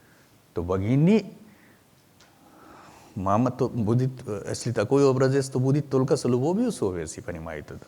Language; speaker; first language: Russian; non-native, learner; Hindi